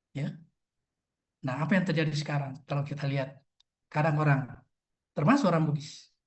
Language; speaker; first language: Indonesian; non-native, local second language; Buginese